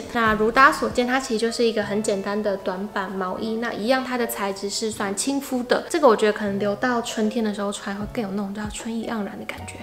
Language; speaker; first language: Chinese; native; Chinese